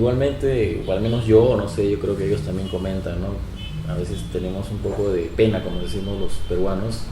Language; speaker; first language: Spanish; native; Spanish